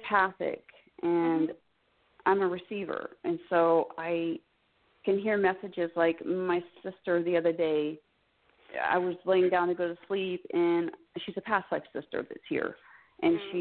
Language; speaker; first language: English; native; English